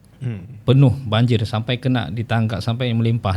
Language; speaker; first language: Malay; native; Malay